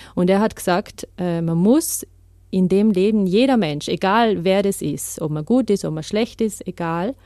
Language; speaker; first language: German; native; German